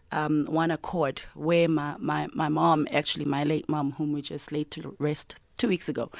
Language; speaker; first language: English; non-native, local second language; Zulu